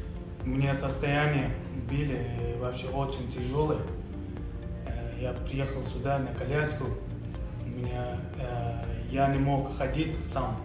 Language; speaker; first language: Russian; non-native, learner; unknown